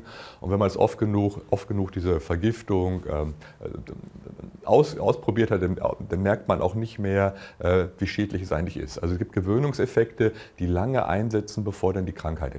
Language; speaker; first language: German; native; German